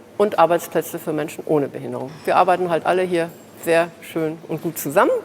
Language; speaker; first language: German; native; German